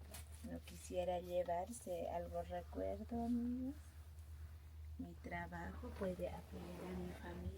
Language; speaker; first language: Spanish; non-native, local second language; Aymara